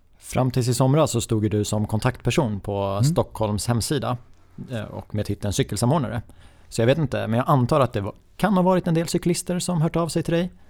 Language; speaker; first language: Swedish; early bilingual, other home language; Persian